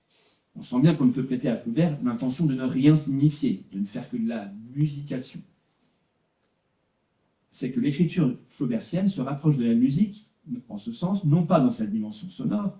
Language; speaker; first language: French; native; French